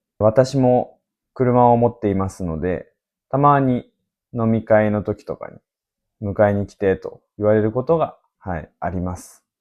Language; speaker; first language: Japanese; native; Japanese